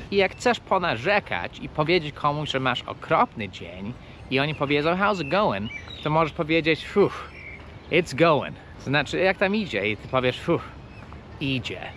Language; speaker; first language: Polish; non-native, fluent; English